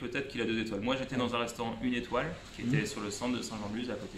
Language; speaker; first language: French; native; French